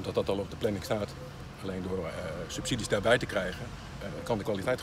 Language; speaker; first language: Dutch; native; Dutch